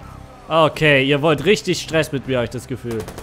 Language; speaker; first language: German; native; German